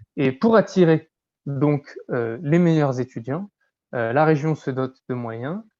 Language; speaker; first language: French; native; French